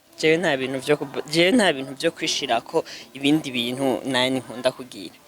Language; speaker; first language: Rundi; native; Rundi